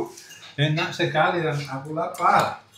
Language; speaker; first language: Indonesian; non-native, learner; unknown